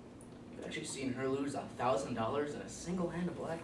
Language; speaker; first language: English; native; English